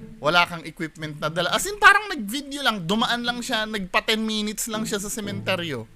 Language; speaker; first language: Filipino; native; Filipino